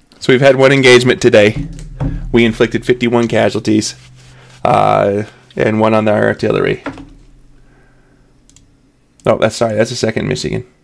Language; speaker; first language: English; native; English